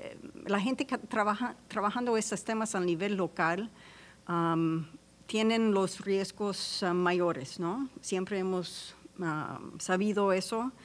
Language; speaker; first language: Spanish; non-native, fluent; English